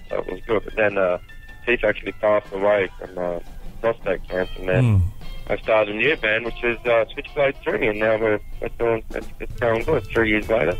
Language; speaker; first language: English; native; English